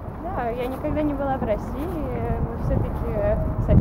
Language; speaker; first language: Russian; non-native, learner; Latvian